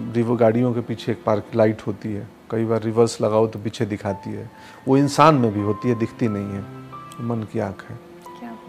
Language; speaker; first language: Hindi; native; Hindi